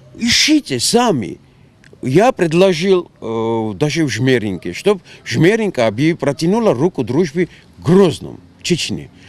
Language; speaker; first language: Russian; non-native, local second language; Georgian